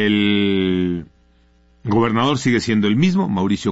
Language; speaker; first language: Spanish; native; Spanish